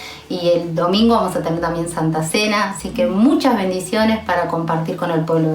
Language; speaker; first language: Spanish; native; Spanish